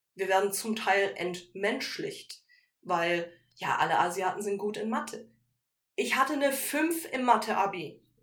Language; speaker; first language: German; native; German